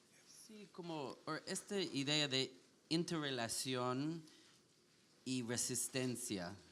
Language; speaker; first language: Spanish; non-native, learner; English